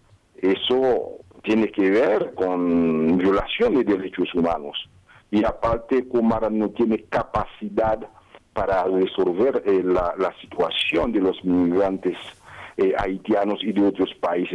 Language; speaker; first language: Spanish; non-native, fluent; Haitian Creole